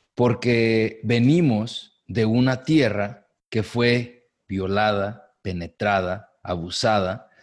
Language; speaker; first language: Spanish; native; Spanish